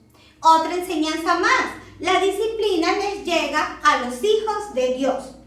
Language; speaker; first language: Spanish; native; Spanish